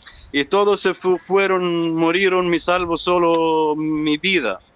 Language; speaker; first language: Spanish; non-native, learner; Arabic